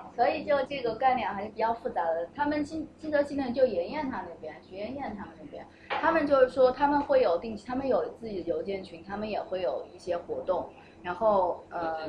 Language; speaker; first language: Chinese; native; Chinese